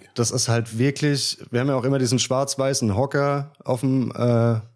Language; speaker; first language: German; native; German